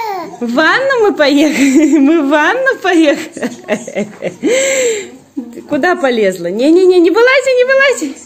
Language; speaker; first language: Russian; native; Russian